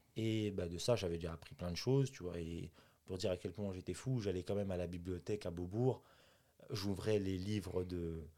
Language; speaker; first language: French; native; French